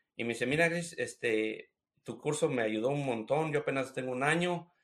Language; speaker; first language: Spanish; native; Spanish